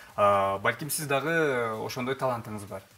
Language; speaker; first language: Kyrgyz; native; Kyrgyz